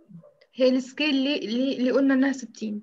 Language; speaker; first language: Arabic; native; Arabic